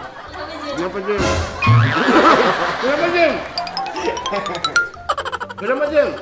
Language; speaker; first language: Indonesian; non-native, fluent; Japanese